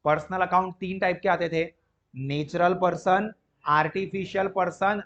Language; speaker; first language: Hindi; non-native, local second language; Gujarati